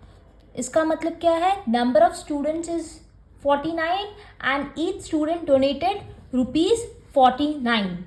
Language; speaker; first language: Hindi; native; Hindi